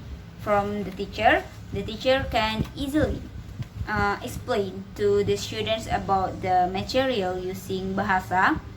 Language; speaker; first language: English; non-native, learner; Indonesian